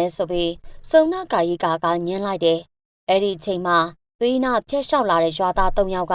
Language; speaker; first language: Burmese; native; Burmese